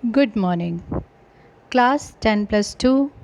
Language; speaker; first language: English; non-native, local second language; Punjabi